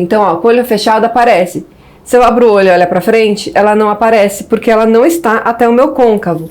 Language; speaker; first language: Portuguese; native; Portuguese